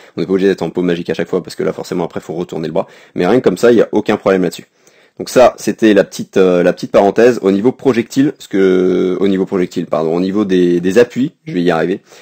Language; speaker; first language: French; native; French